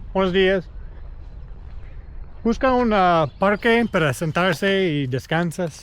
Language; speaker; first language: Spanish; non-native, learner; English